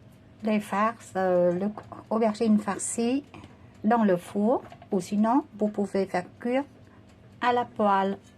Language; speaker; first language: French; non-native, fluent; Vietnamese